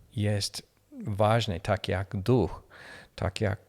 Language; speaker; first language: Polish; non-native, learner; English